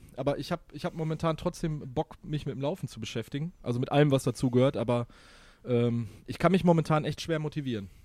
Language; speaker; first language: German; native; German